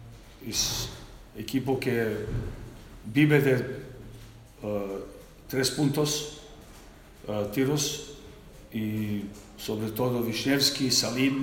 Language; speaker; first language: Spanish; non-native, learner; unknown